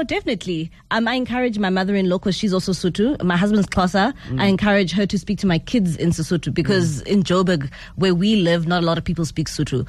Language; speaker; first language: English; non-native, local second language; Zulu